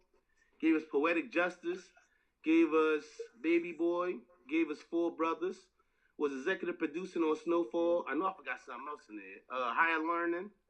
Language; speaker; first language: English; native; English